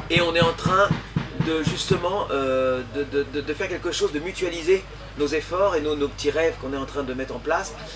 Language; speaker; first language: French; native; French